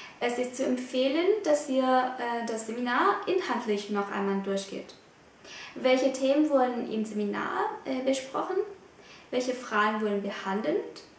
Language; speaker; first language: German; non-native, fluent; Vietnamese